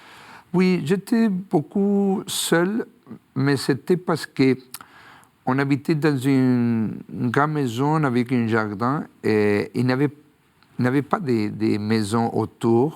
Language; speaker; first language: French; non-native, fluent; Spanish